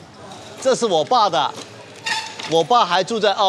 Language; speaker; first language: Chinese; native; Chinese